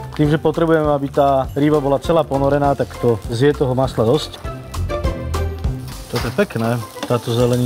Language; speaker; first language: Slovak; native; Slovak